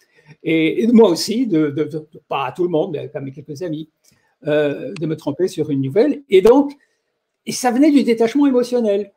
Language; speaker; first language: French; native; French